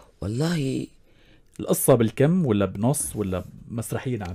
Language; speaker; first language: Arabic; native; Arabic